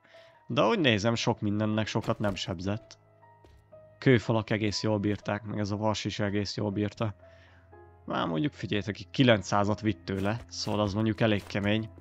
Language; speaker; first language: Hungarian; native; Hungarian